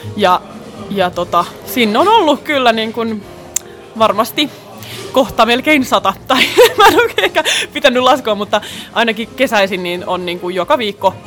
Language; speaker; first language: Finnish; non-native, local second language; Swedish